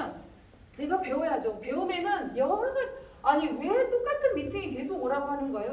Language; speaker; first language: Korean; native; Korean